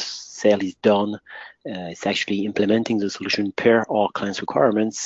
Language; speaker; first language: English; non-native, fluent; French